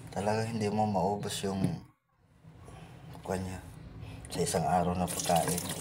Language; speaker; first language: Filipino; non-native, local second language; Bikol